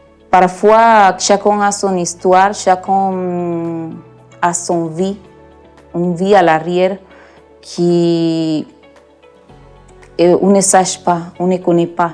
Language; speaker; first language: French; non-native, learner; Spanish